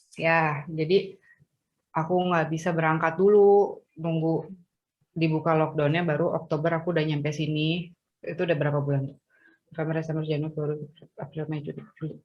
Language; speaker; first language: Indonesian; native; Indonesian